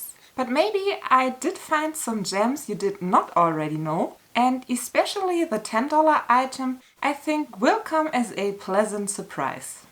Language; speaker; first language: English; non-native, fluent; German